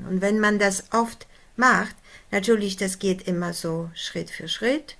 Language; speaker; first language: German; non-native, fluent; Polish